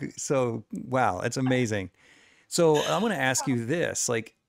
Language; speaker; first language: English; native; English